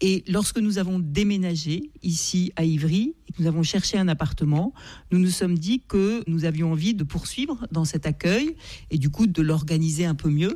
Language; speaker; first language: French; native; French